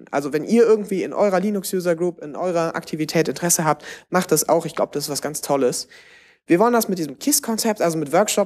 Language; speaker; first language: German; native; German